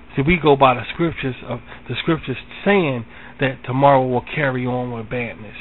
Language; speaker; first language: English; native; English